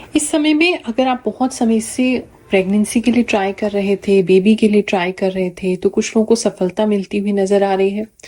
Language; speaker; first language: Hindi; native; Hindi